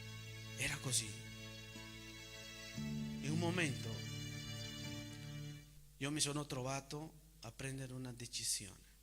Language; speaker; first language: Italian; non-native, fluent; Spanish